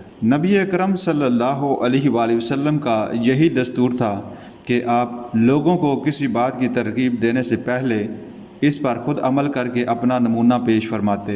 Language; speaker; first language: Urdu; native; Urdu